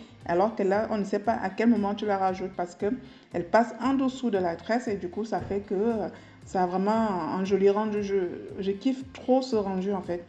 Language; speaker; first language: French; native; French